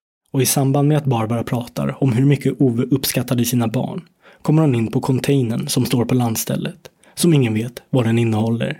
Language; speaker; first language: Swedish; native; Swedish